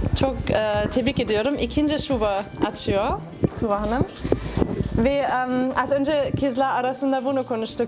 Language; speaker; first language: Turkish; non-native, fluent; German